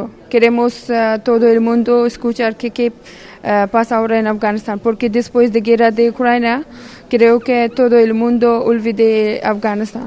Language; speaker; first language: Spanish; non-native, learner; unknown